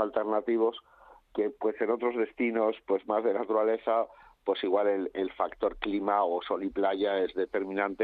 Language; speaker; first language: Spanish; native; Spanish